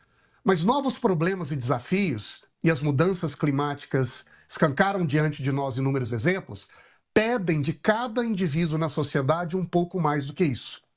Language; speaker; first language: Portuguese; native; Portuguese